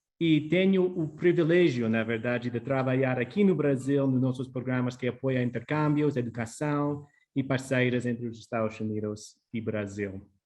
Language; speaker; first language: Portuguese; non-native, fluent; English